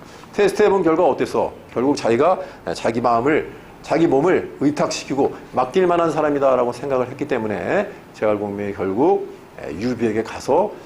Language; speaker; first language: Korean; native; Korean